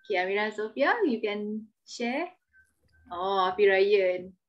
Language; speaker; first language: English; non-native, local second language; Malay